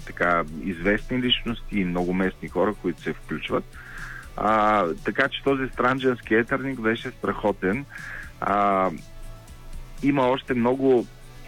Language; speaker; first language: Bulgarian; native; Bulgarian